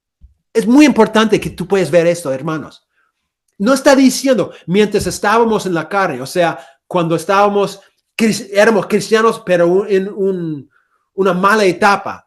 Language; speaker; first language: Spanish; non-native, fluent; English